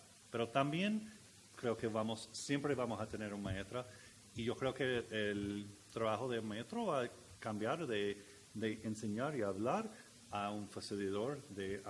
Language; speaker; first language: Spanish; non-native, learner; English